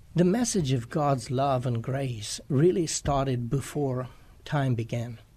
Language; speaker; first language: English; non-native, fluent; Romanian